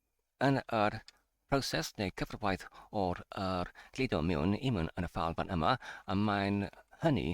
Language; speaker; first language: Welsh; non-native, fluent; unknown